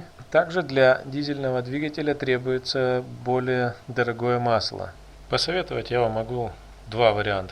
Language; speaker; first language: Russian; native; Russian